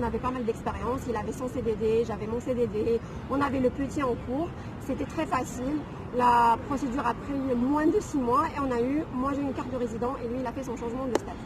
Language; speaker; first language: French; non-native, local second language; Arabic